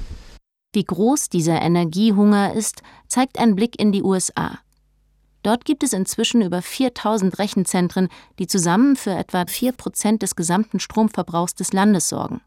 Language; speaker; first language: German; native; German